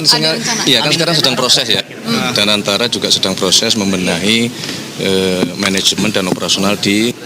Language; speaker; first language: Indonesian; native; Indonesian